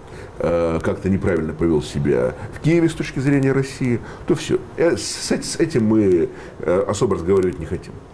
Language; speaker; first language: Russian; native; Russian